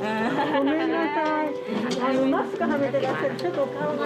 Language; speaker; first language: Japanese; non-native, fluent; Korean